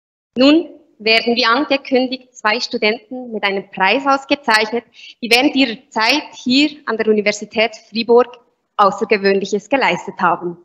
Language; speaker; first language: German; native; German